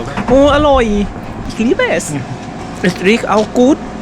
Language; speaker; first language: German; non-native, fluent; Thai